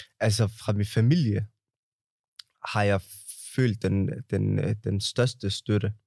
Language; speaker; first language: Danish; early bilingual, other home language; Somali